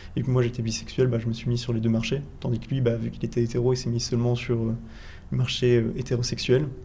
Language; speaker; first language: French; native; French